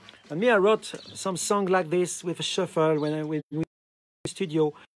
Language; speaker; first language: English; non-native, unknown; French